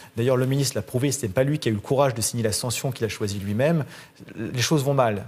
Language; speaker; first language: French; native; French